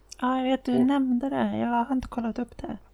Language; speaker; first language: Swedish; native; Swedish